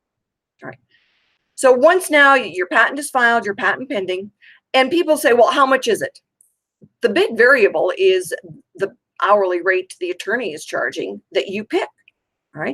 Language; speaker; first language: English; native; English